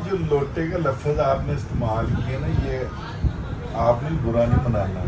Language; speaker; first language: Urdu; non-native, local second language; Punjabi